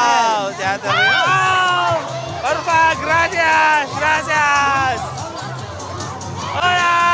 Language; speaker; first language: Spanish; non-native, learner; Filipino